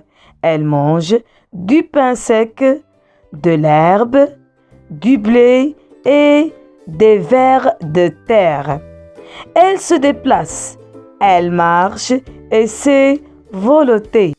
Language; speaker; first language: French; non-native, local second language; Arabic